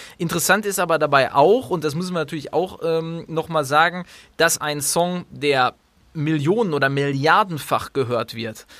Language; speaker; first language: German; native; German